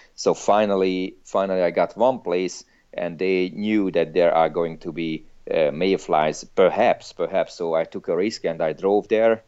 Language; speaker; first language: English; non-native, fluent; Hungarian